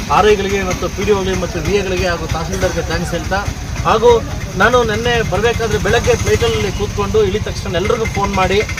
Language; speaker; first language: Kannada; native; Kannada